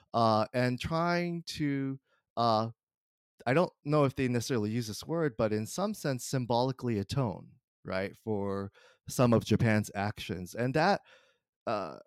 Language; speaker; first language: English; early bilingual, other home language; Japanese